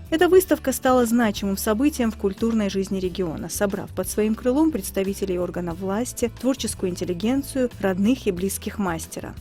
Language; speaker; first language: Russian; non-native, local second language; Ingush